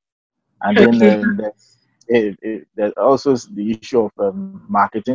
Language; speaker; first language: English; non-native, local second language; Yoruba